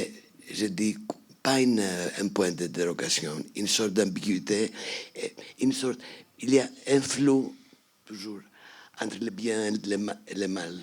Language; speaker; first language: French; non-native, fluent; Greek